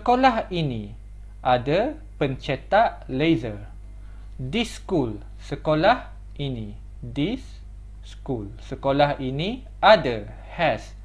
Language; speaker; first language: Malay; non-native, fluent; Korean